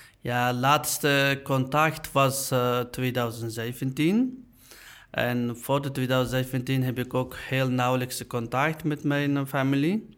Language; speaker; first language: Dutch; non-native, learner; Uyghur